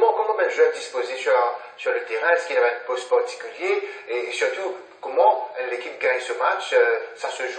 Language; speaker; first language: French; non-native, local second language; Morisyen